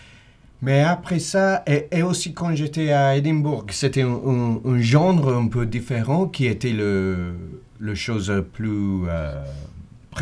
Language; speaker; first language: French; non-native, fluent; English